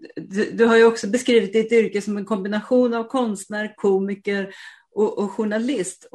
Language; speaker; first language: Swedish; native; Swedish